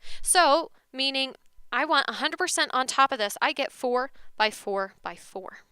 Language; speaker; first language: English; native; English